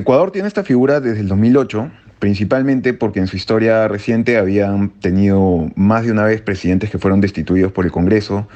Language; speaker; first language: Spanish; native; Spanish